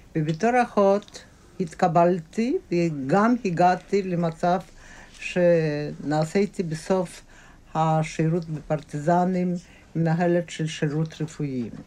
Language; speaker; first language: Hebrew; non-native, fluent; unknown